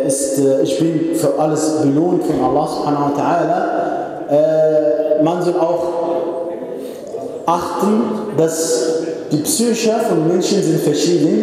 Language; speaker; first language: German; non-native, fluent; Arabic